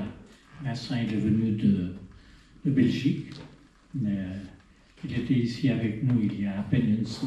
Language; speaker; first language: French; non-native, fluent; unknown